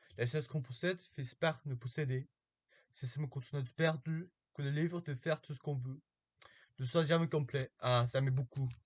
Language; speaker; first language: French; non-native, learner; Korean